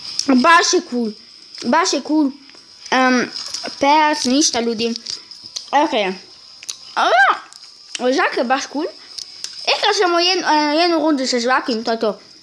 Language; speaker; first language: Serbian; early bilingual, heritage; Serbian